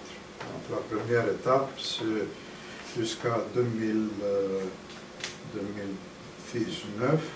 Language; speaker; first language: French; non-native, fluent; Romanian